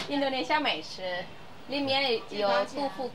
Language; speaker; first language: Chinese; non-native, learner; Indonesian